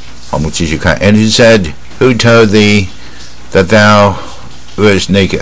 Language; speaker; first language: English; non-native, fluent; Chinese